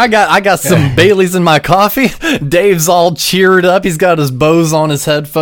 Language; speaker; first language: English; native; English